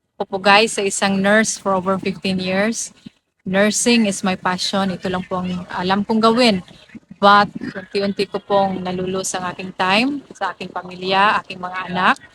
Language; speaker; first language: Filipino; non-native, local second language; Cebuano